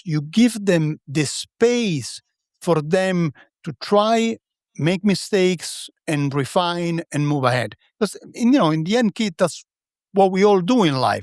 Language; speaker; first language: English; non-native, fluent; Italian